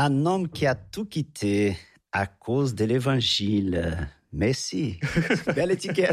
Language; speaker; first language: French; non-native, fluent; Portuguese